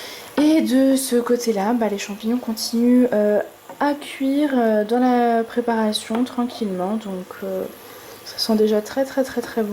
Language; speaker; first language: French; native; French